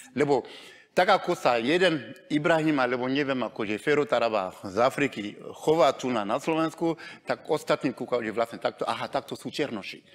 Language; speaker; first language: Slovak; non-native, fluent; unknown